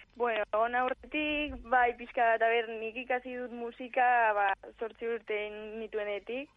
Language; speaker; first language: Basque; non-native, local second language; Spanish